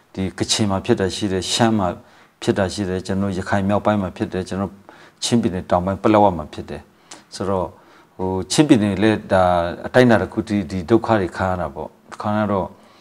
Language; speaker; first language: Burmese; non-native, local second language; Hakha Chin